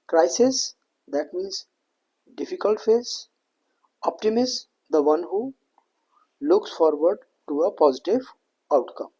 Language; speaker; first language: English; non-native, local second language; Punjabi